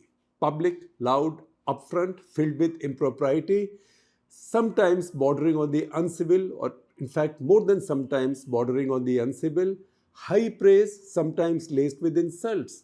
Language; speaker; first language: English; non-native, local second language; Hindi